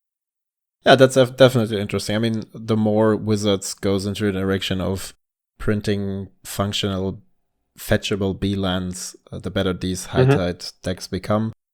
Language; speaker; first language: English; non-native, fluent; German